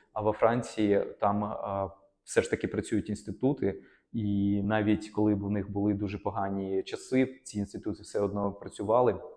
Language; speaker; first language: Ukrainian; non-native, local second language; Russian